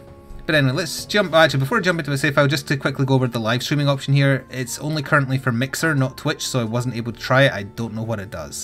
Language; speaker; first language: English; native; English